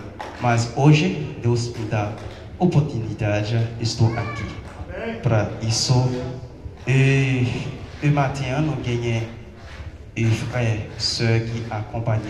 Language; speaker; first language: Portuguese; non-native, learner; Haitian Creole